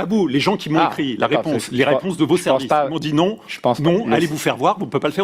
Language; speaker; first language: French; native; French